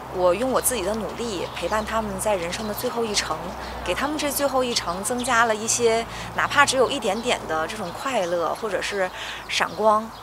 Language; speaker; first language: Chinese; native; Chinese